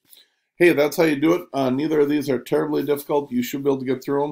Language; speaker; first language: English; native; English